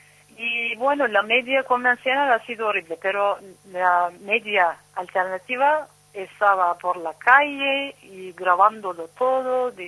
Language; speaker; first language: Spanish; non-native, fluent; Turkish